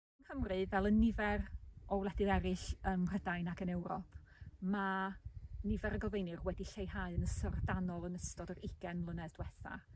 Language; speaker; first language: Welsh; native; Welsh